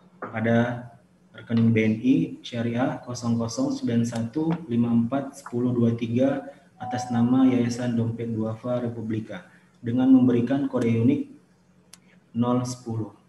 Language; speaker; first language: Indonesian; native; Indonesian